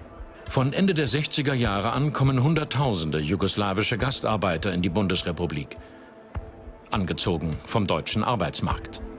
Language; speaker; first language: German; native; German